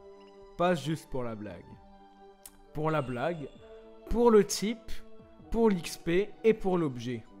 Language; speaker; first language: French; native; French